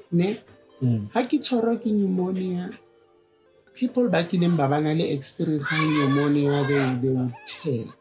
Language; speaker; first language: English; non-native, local second language; Southern Sotho